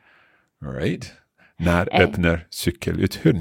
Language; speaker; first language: Swedish; non-native, learner; English